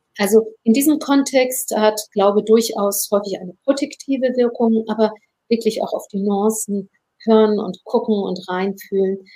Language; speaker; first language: German; early bilingual, other home language; Turkish